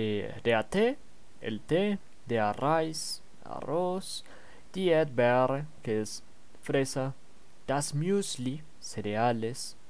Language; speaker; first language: German; non-native, learner; Spanish